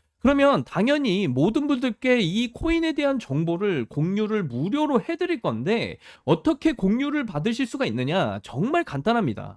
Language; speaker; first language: Korean; native; Korean